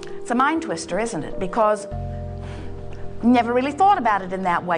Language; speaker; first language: English; native; English